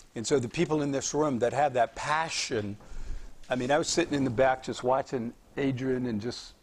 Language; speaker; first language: English; native; English